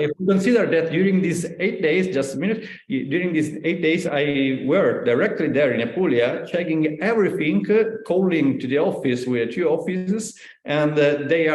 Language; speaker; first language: English; non-native, learner; Italian